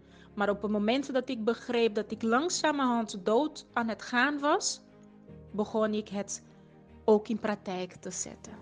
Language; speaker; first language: Dutch; non-native, fluent; Portuguese